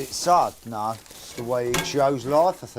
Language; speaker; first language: English; native; English